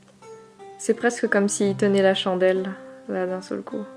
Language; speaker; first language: French; native; French